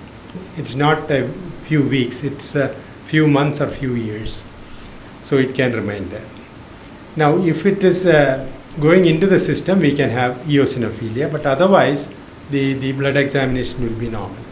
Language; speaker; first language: English; non-native, local second language; Malayalam